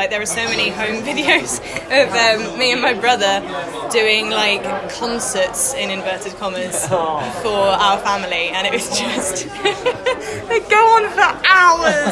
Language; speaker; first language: English; native; English